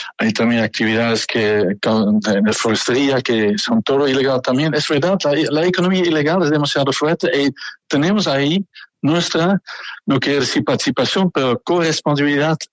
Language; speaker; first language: Spanish; non-native, fluent; Dutch